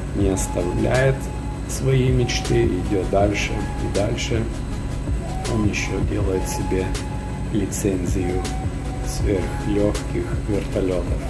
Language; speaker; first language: Russian; native; Russian